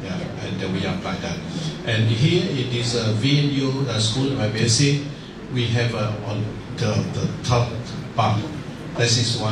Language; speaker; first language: English; non-native, local second language; Vietnamese